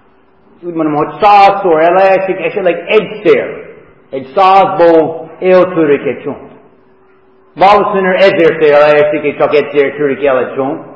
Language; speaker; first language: Hungarian; non-native, fluent; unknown